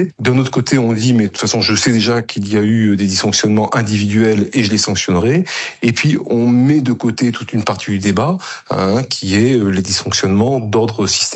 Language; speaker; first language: French; native; French